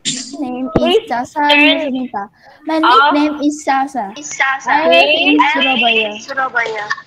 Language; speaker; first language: English; non-native, learner; Indonesian